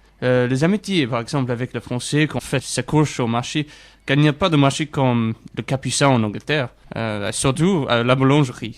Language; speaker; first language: French; non-native, fluent; English